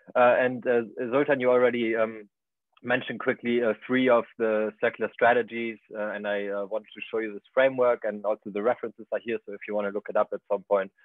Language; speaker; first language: English; non-native, fluent; German